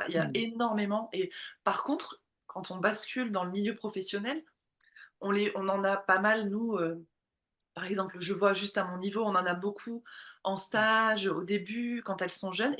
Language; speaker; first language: French; native; French